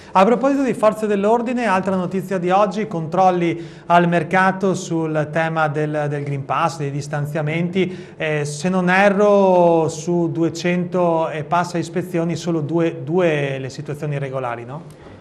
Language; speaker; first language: Italian; native; Italian